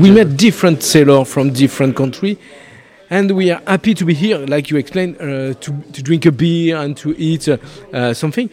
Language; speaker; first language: English; non-native, learner; French